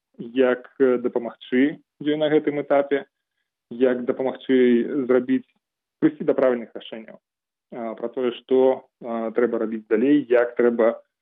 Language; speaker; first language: Belarusian; non-native, local second language; Russian